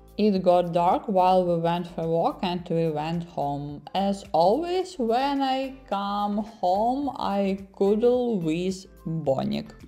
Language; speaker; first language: English; non-native, learner; Ukrainian